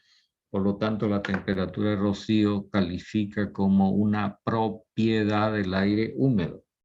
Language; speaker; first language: Spanish; native; Spanish